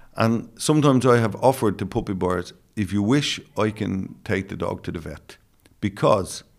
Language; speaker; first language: English; native; English